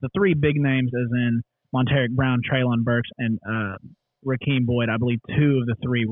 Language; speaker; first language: English; native; English